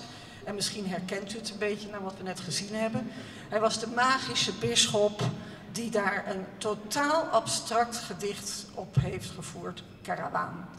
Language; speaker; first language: Dutch; native; Dutch